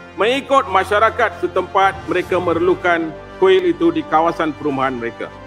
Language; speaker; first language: Malay; non-native, local second language; Tamil